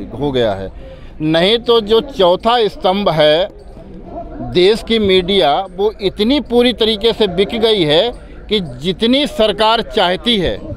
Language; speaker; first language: Hindi; native; Hindi